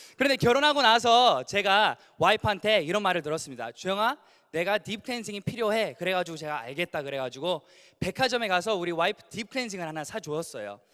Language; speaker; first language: Korean; early bilingual, heritage; Korean